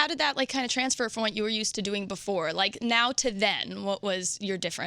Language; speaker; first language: English; native; English